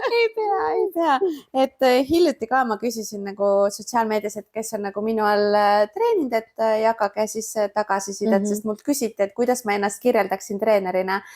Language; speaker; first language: Estonian; native; Estonian